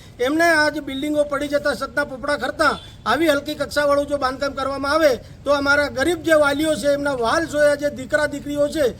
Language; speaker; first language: Gujarati; native; Gujarati